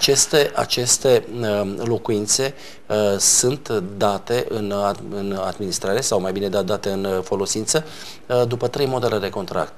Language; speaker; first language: Romanian; native; Romanian